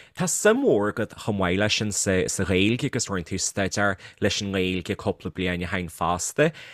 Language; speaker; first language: Irish; native; Irish